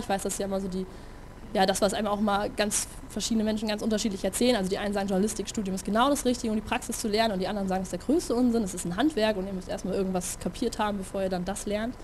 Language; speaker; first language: German; native; German